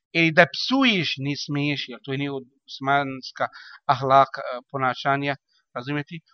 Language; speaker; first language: Bosnian; non-native, learner; Arabic